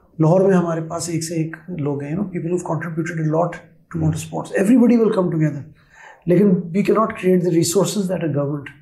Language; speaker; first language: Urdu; native; Urdu